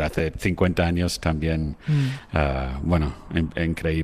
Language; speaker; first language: Spanish; non-native, fluent; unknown